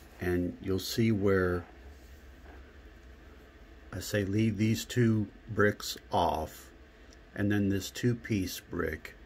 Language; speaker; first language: English; native; English